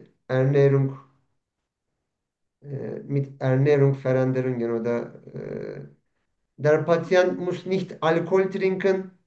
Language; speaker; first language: German; non-native, learner; Turkish